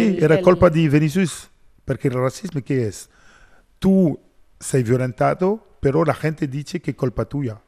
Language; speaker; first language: Spanish; non-native, learner; French